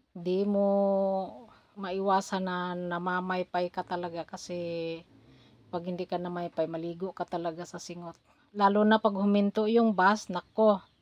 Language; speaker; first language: Filipino; non-native, local second language; Cebuano